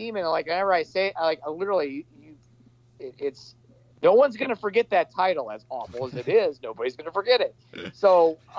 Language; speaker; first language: English; native; English